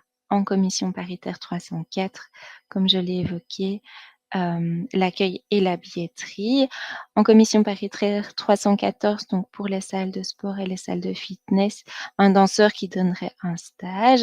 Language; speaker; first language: French; native; French